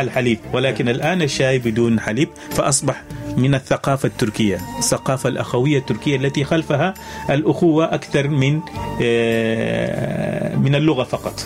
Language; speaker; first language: Arabic; non-native, fluent; Turkish